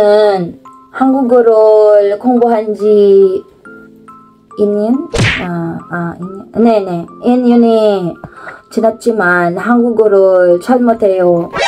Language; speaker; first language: Korean; non-native, learner; Filipino